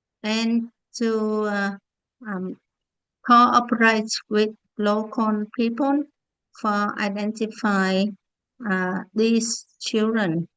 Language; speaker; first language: English; non-native, learner; Vietnamese